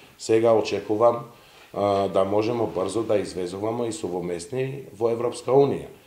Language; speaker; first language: Macedonian; non-native, local second language; Serbian